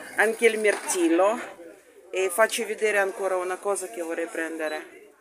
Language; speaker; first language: Italian; non-native, fluent; Russian